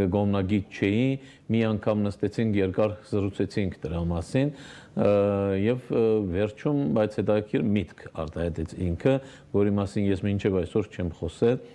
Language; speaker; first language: Armenian; native; Armenian